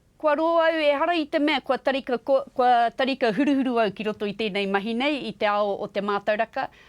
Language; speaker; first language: Māori; non-native, local second language; English